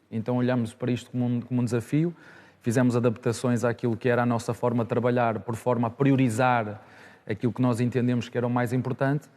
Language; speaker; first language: Portuguese; native; Portuguese